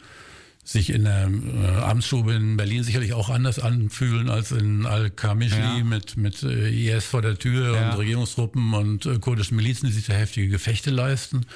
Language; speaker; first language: German; native; German